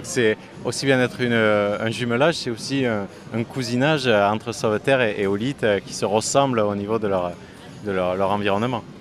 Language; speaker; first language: French; native; French